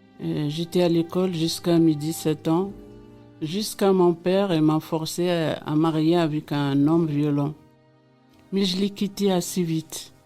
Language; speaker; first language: French; non-native, local second language; Arabic